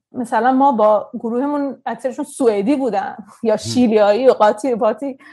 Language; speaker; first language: Persian; early bilingual, heritage; Persian